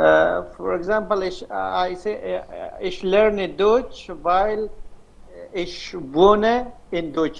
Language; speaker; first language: German; non-native, learner; Hindi